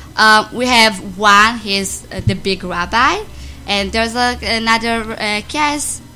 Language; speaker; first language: English; non-native, learner; Amharic